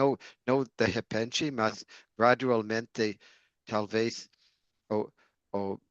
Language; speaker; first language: Portuguese; non-native, learner; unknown